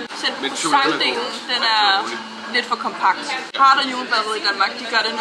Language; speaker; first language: Danish; native; Danish